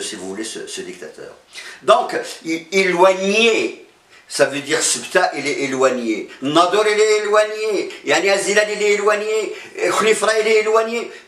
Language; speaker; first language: French; non-native, local second language; Arabic